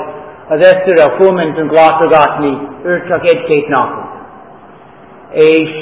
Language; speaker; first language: Hungarian; non-native, learner; English